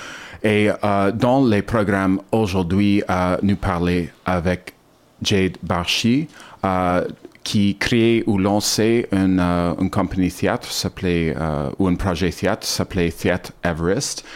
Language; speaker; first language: French; non-native, learner; English